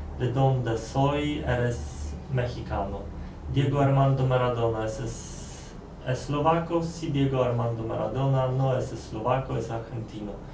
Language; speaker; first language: Spanish; non-native, learner; Polish